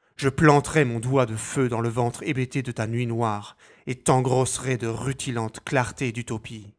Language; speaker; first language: French; native; French